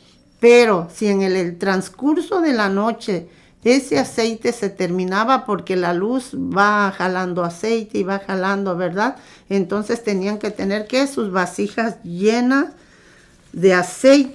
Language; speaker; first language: Spanish; native; Spanish